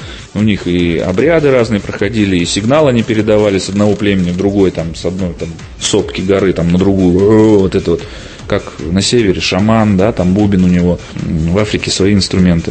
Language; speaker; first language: Russian; native; Russian